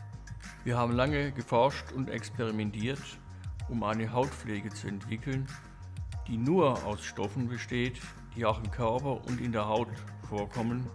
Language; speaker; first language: German; native; German